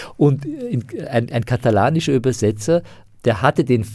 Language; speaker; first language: German; non-native, fluent; Persian